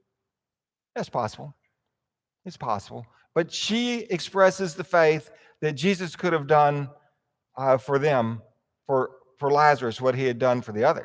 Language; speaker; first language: English; native; English